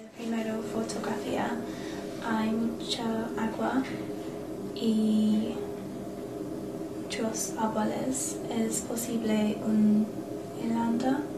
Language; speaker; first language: Spanish; non-native, learner; English